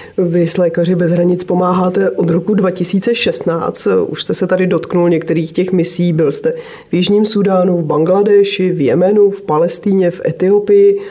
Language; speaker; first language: Czech; native; Czech